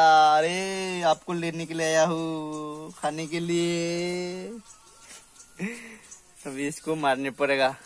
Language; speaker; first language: Hindi; non-native, local second language; Bodo